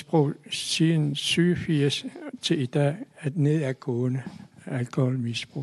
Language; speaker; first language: Danish; non-native, local second language; Kalaallisut